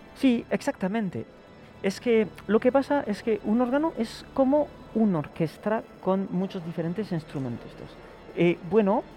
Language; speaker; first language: Spanish; non-native, fluent; French